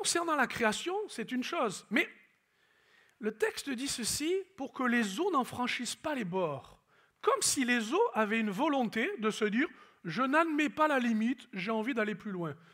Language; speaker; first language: French; native; French